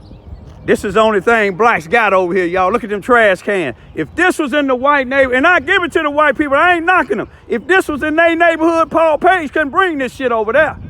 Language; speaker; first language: English; native; English